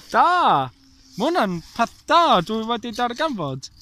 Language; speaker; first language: Welsh; non-native, learner; English